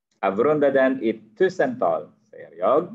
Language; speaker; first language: Swedish; non-native, fluent; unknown